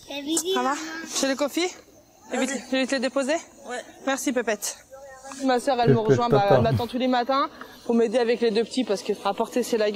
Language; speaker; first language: French; native; French